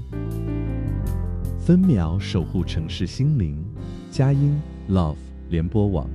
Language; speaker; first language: Chinese; native; Chinese